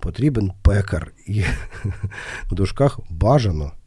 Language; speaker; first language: Ukrainian; non-native, local second language; Russian